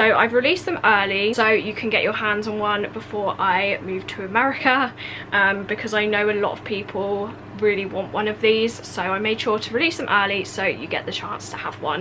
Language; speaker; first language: English; native; English